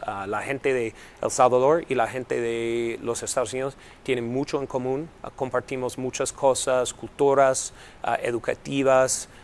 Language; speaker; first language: Spanish; non-native, fluent; English